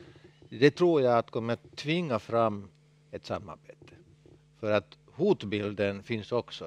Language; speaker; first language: Swedish; non-native, local second language; Finnish